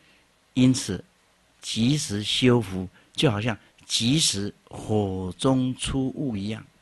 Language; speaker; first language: Chinese; native; Chinese